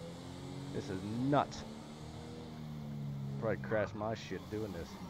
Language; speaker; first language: English; native; English